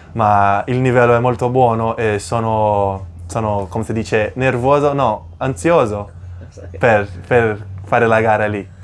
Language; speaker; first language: Italian; non-native, fluent; Portuguese